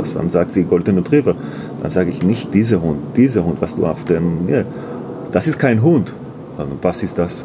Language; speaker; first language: German; non-native, learner; Hebrew